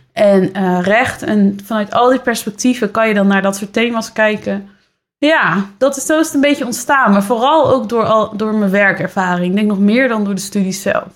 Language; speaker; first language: Dutch; native; Dutch